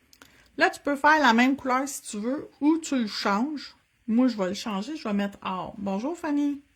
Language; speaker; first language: French; native; French